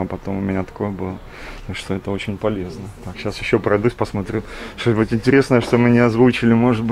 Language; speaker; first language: Russian; native; Russian